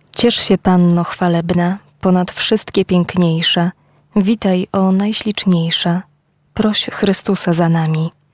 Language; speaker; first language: Polish; native; Polish